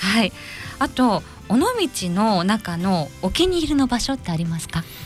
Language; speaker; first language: Japanese; native; Japanese